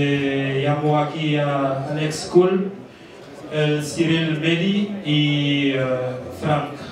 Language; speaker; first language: Spanish; non-native, fluent; French